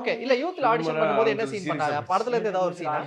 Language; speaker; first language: Tamil; native; Tamil